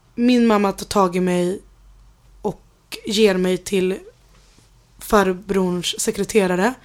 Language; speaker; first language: Swedish; early bilingual, other home language; Spanish